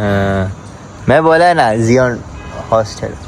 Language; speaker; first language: Hindi; non-native, local second language; Malayalam